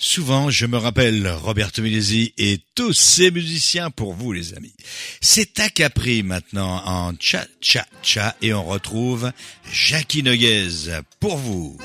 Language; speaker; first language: French; native; French